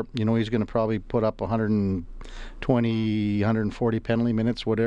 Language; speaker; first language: English; native; English